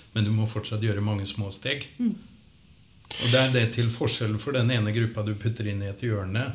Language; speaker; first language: Norwegian; native; Norwegian